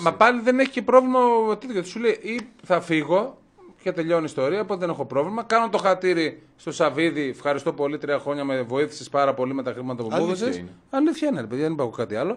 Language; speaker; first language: Greek; native; Greek